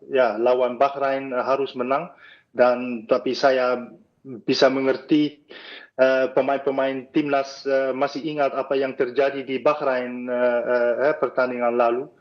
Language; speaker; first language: Indonesian; non-native, fluent; Dutch